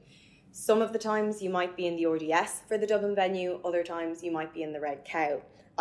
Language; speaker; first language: English; native; English